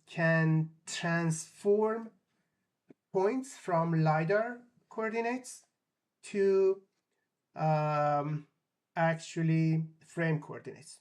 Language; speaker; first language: English; non-native, fluent; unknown